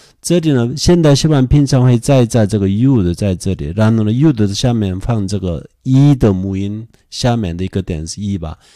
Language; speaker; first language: Chinese; non-native, fluent; Korean